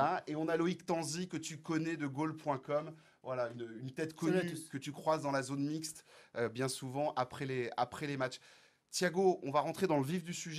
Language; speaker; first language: French; native; French